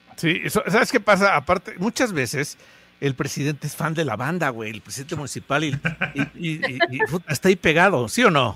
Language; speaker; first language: Spanish; native; Spanish